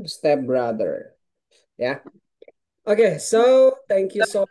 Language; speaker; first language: English; non-native, fluent; Indonesian